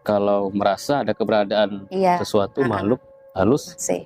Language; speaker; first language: Indonesian; native; Indonesian